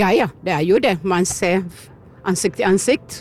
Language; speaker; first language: Norwegian; non-native, learner; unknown